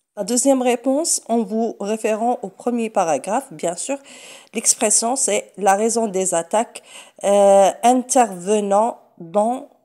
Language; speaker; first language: French; non-native, local second language; Arabic